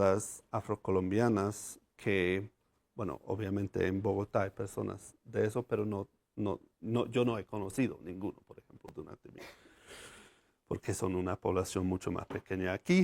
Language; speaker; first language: Spanish; non-native, fluent; English